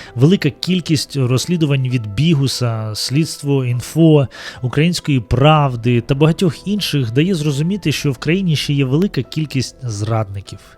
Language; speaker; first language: Ukrainian; non-native, local second language; Russian